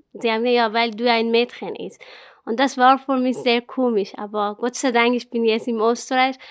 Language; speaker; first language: German; non-native, learner; Persian